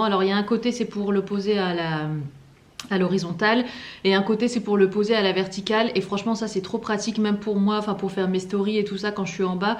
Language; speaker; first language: French; native; French